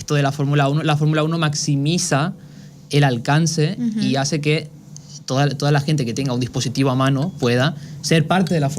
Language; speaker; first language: Spanish; native; Spanish